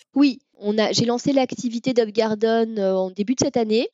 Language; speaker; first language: French; native; French